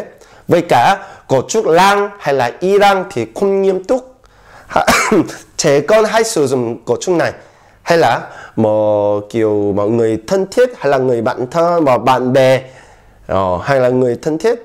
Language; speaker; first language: Vietnamese; non-native, fluent; Korean